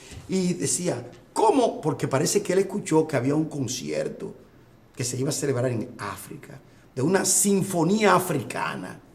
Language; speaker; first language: Spanish; native; Spanish